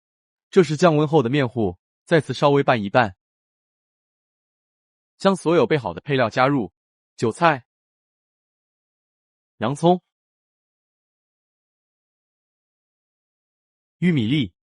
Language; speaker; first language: Chinese; native; Chinese